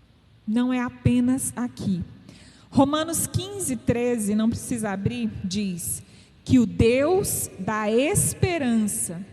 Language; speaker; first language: Portuguese; native; Portuguese